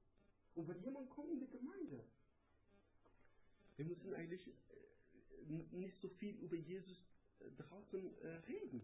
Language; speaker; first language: German; non-native, learner; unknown